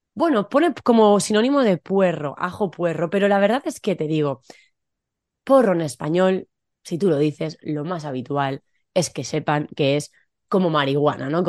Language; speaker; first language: Spanish; native; Spanish